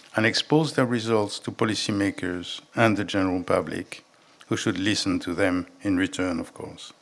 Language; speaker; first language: English; non-native, fluent; French